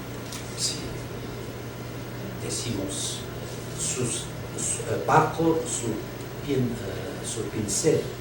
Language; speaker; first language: Spanish; non-native, learner; Chinese